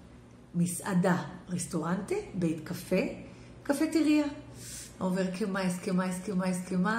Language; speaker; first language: Portuguese; non-native, fluent; Hebrew